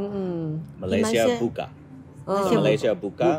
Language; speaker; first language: Indonesian; non-native, fluent; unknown